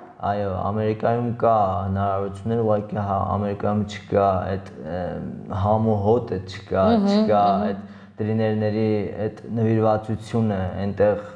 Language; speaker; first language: Armenian; native; Armenian